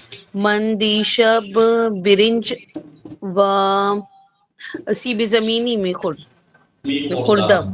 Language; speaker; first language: Persian; non-native, learner; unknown